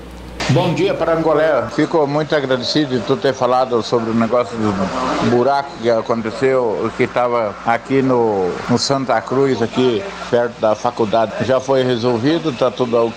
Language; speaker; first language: Portuguese; native; Portuguese